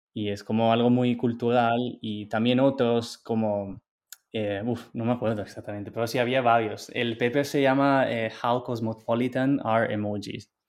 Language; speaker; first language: Spanish; non-native, fluent; Italian